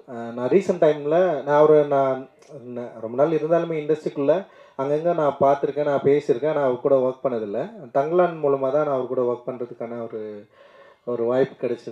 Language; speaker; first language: Tamil; native; Tamil